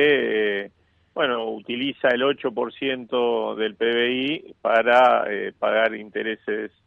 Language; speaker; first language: Spanish; native; Spanish